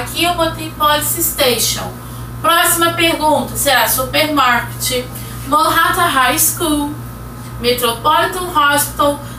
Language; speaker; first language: English; non-native, fluent; Portuguese